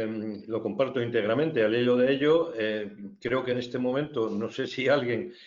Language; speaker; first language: Spanish; native; Spanish